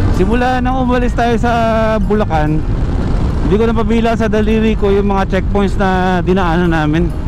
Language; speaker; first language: Filipino; non-native, local second language; Aklanon